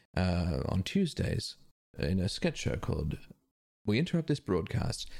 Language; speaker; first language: English; native; English